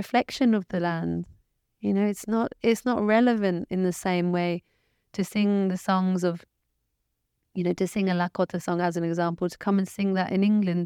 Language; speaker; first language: English; native; English